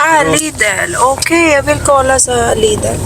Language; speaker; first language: Swedish; non-native, learner; Filipino